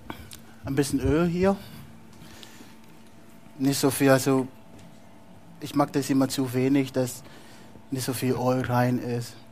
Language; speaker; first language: German; non-native, fluent; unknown